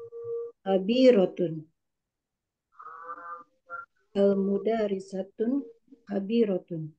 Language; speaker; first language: Arabic; non-native, learner; Indonesian